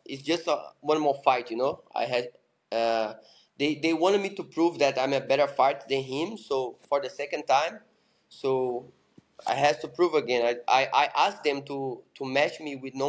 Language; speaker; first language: English; non-native, learner; Portuguese